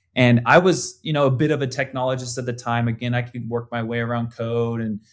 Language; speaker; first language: English; native; English